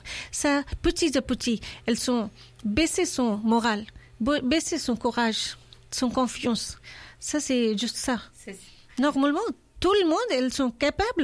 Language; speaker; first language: French; non-native, learner; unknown